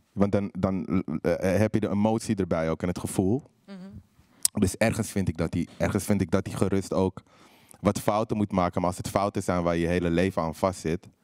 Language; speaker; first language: Dutch; native; Dutch